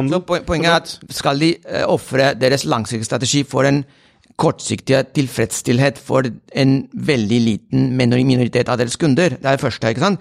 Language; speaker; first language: Norwegian; non-native, fluent; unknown